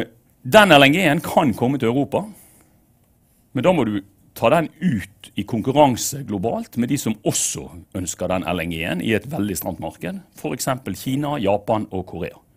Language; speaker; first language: Norwegian; native; Norwegian